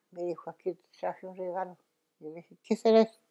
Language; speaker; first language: Spanish; non-native, local second language; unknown